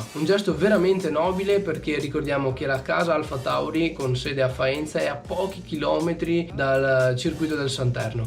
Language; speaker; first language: Italian; native; Italian